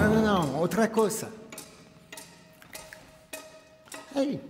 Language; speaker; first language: Spanish; non-native, learner; French